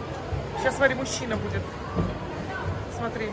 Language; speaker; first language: Russian; native; Russian